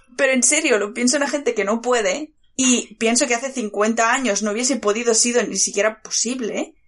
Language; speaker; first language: Spanish; early bilingual, other home language; Bulgarian